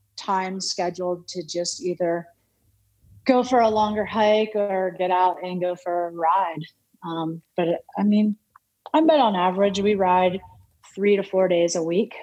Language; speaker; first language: English; native; English